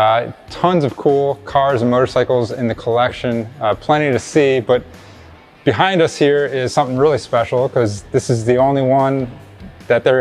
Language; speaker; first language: English; native; English